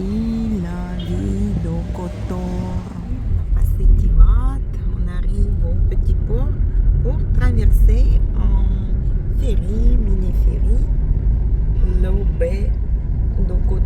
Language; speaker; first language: French; non-native, fluent; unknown